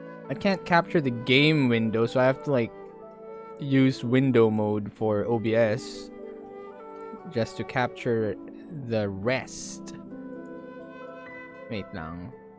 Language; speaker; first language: English; non-native, local second language; Filipino